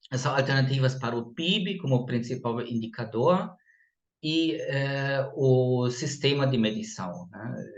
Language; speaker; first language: Portuguese; non-native, fluent; German